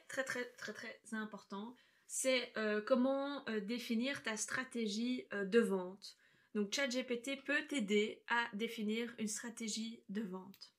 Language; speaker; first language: French; native; French